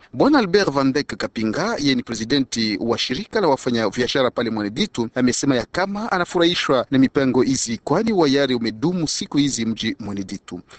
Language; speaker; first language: Swahili; non-native, local second language; Luba-Lulua